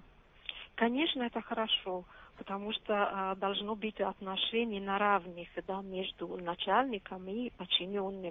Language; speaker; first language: Russian; non-native, fluent; Italian